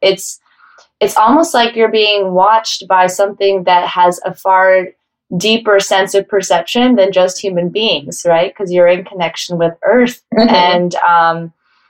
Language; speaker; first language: English; native; English